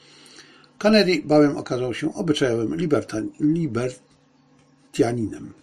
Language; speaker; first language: Polish; native; Polish